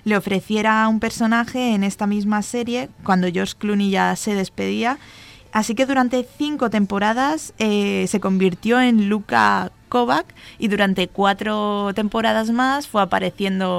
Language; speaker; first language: Spanish; native; Spanish